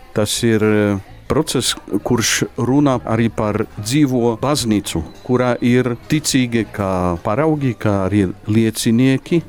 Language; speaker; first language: Latvian; non-native, fluent; Polish